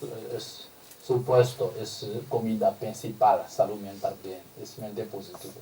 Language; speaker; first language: Spanish; non-native, learner; Tibetan